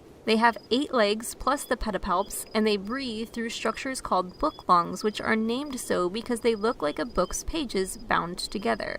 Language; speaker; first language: English; native; English